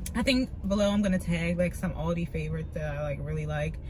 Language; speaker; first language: English; native; English